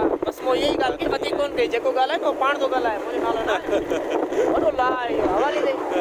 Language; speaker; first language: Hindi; non-native, local second language; Sindhi